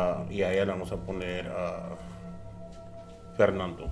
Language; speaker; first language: Spanish; early bilingual, heritage; Spanish